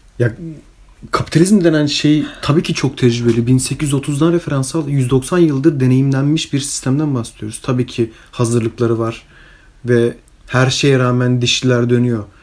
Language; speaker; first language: Turkish; early bilingual, heritage; Turkish